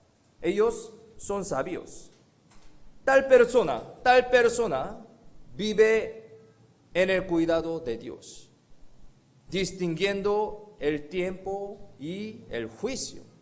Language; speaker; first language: Spanish; non-native, fluent; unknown